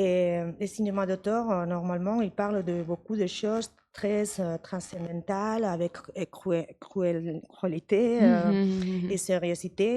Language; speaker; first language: French; non-native, learner; Spanish